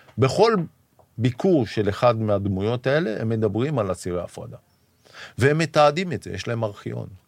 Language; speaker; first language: Hebrew; native; Hebrew